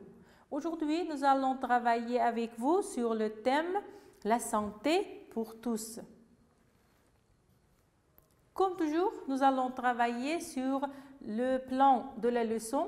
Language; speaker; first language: French; non-native, fluent; Uzbek